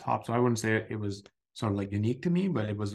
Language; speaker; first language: English; non-native, local second language; Urdu